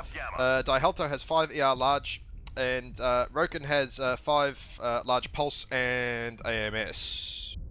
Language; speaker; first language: English; native; English